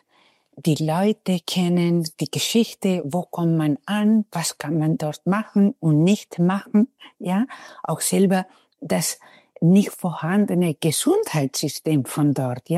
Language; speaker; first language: German; non-native, fluent; Spanish